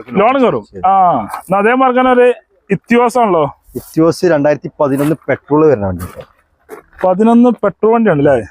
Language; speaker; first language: Malayalam; native; Malayalam